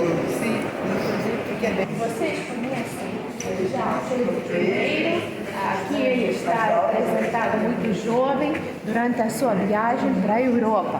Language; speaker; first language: Portuguese; non-native, fluent; Russian